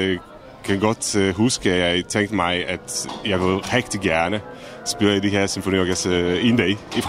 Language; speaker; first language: Danish; non-native, fluent; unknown